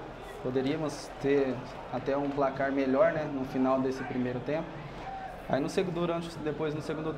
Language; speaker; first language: Portuguese; native; Portuguese